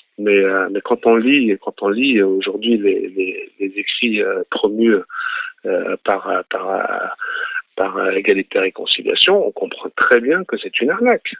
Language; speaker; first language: French; early bilingual, other home language; Arabic